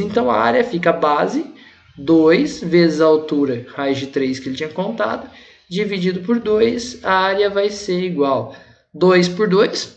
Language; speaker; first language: Portuguese; native; Portuguese